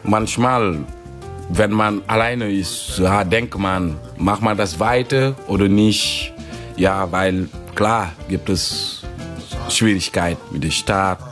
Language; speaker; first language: German; non-native, fluent; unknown